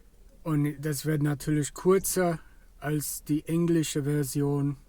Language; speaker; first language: German; non-native, fluent; English